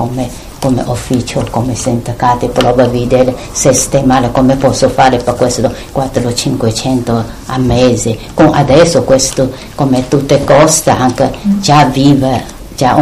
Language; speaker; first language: Italian; non-native, learner; Chinese